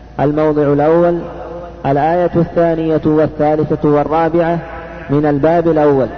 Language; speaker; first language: Arabic; native; Arabic